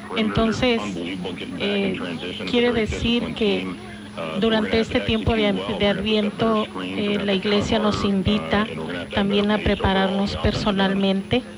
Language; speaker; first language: Spanish; native; Spanish